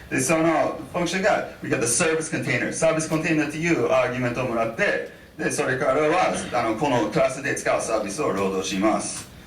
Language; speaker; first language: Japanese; non-native, fluent; English